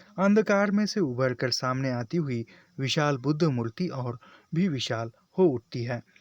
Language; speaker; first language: Hindi; non-native, local second language; Marathi